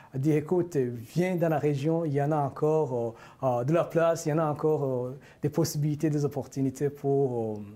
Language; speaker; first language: French; non-native, local second language; Rundi